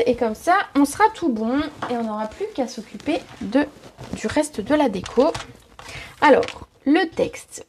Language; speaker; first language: French; native; French